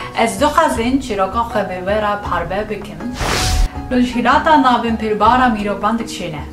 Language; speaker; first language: Kurdish; non-native, learner; Japanese